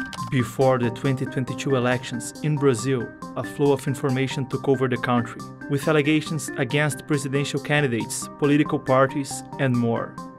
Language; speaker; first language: English; non-native, fluent; Portuguese